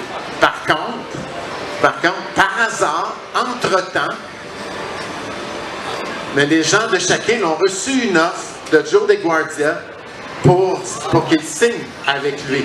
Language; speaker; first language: French; native; French